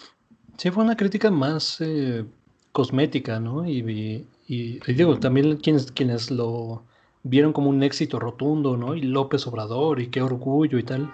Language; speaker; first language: Spanish; native; Spanish